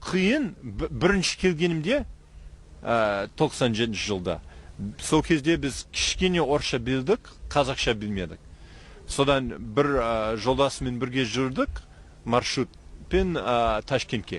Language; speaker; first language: Kazakh; non-native, fluent; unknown